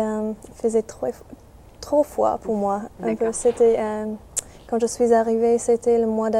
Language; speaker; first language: French; non-native, fluent; English